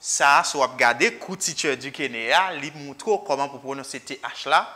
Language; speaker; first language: English; non-native, fluent; Haitian Creole